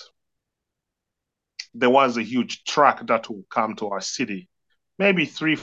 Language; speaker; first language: English; non-native, fluent; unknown